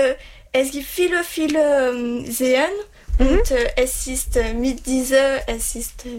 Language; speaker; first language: German; non-native, learner; French